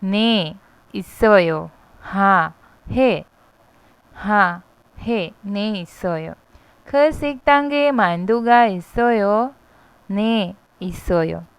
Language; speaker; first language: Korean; non-native, fluent; Hindi